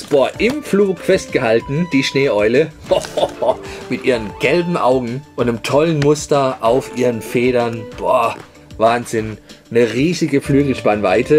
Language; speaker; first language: German; native; German